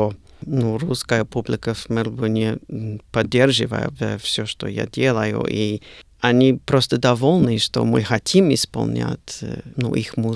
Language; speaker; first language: Russian; non-native, learner; English